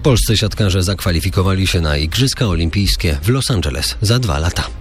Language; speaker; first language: Polish; native; Polish